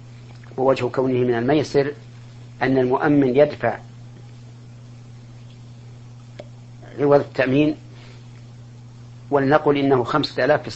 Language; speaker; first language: Arabic; native; Arabic